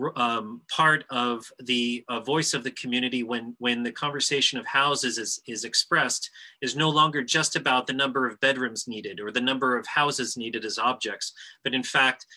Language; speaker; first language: English; native; English